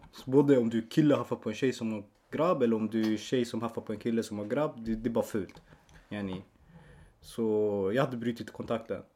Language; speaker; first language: Swedish; early bilingual, other home language; Spanish